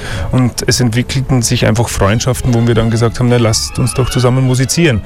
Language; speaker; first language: German; native; German